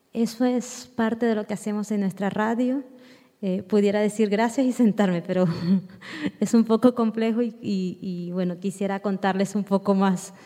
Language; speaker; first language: Spanish; non-native, local second language; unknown